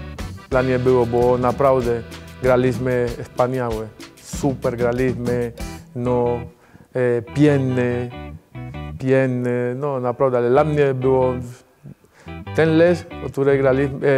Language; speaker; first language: Polish; non-native, learner; Spanish